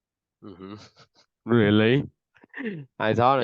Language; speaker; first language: English; non-native, fluent; Vietnamese